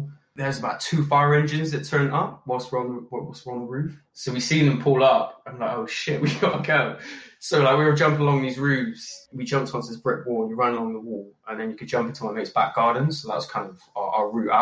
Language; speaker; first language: English; native; English